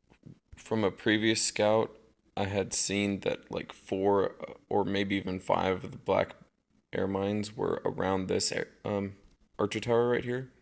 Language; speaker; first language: English; native; English